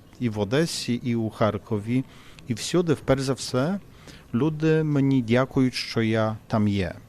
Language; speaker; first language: Ukrainian; non-native, fluent; Polish